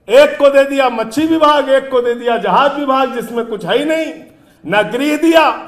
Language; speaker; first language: Hindi; native; Hindi